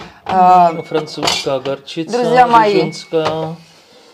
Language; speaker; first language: Russian; non-native, learner; Czech